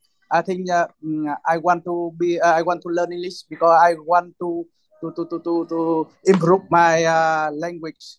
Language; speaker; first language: English; non-native, learner; Vietnamese